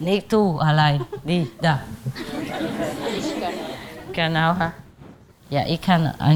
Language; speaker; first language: German; non-native, learner; Vietnamese